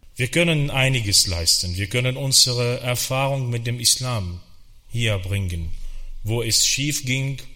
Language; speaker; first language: German; non-native, fluent; Arabic